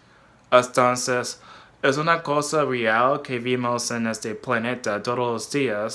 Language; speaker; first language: Spanish; non-native, fluent; English